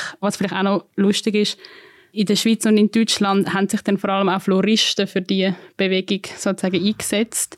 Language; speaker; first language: German; native; German